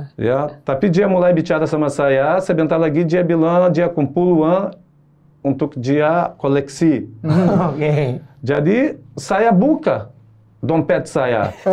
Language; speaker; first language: Indonesian; non-native, fluent; Portuguese